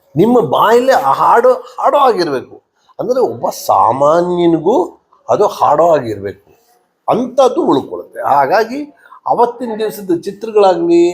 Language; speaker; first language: Kannada; native; Kannada